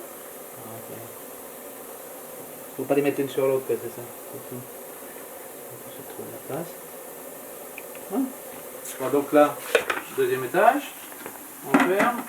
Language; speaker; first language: French; native; French